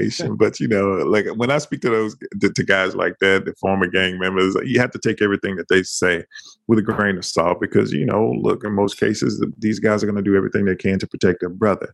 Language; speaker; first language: English; native; English